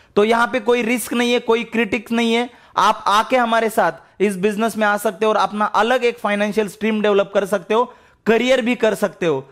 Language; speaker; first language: Hindi; non-native, local second language; Marathi